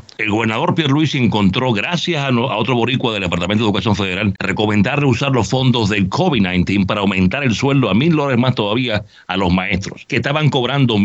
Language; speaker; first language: Spanish; native; Spanish